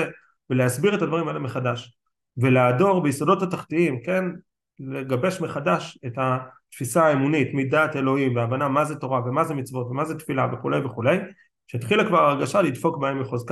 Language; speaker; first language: Hebrew; native; Hebrew